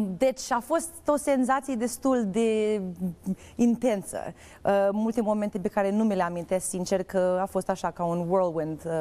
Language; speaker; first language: Romanian; early bilingual, heritage; Romanian